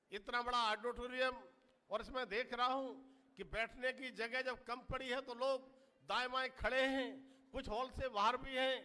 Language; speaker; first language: Hindi; native; Hindi